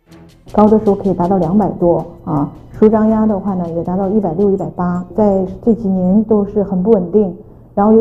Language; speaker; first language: Chinese; native; Chinese